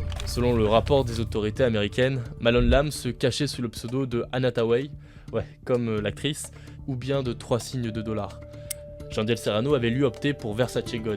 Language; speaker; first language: French; native; French